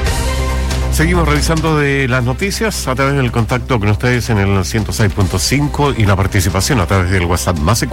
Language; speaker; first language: Spanish; native; Spanish